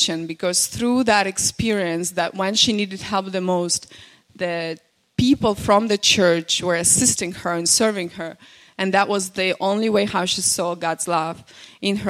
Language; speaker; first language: English; non-native, fluent; Russian